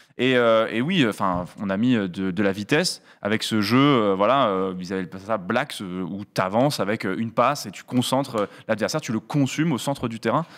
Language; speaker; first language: French; native; French